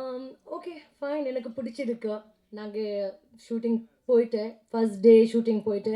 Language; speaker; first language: Tamil; non-native, learner; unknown